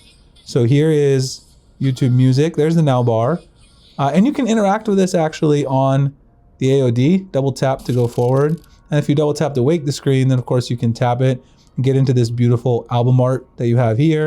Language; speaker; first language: English; native; English